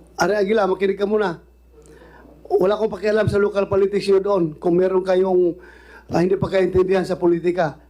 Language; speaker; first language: Filipino; non-native, local second language; Cebuano